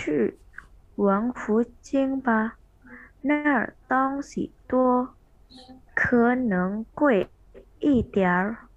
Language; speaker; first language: Chinese; non-native, learner; Indonesian